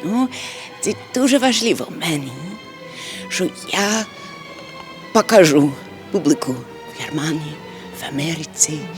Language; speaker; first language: Ukrainian; early bilingual, heritage; English